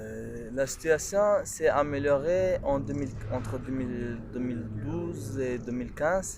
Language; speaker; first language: French; non-native, local second language; Kurdish